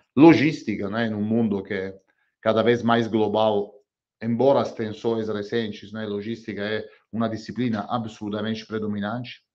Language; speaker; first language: Portuguese; non-native, fluent; Italian